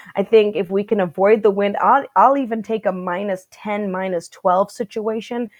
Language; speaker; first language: English; native; English